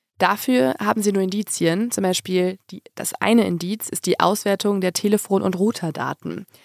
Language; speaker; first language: German; native; German